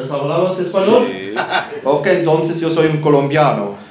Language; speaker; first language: Spanish; non-native, learner; German